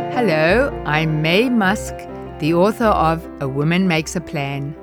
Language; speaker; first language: English; native; English